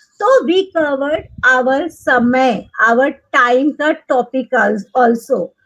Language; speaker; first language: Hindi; native; Hindi